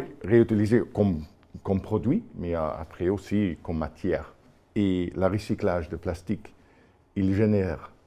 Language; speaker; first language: French; non-native, fluent; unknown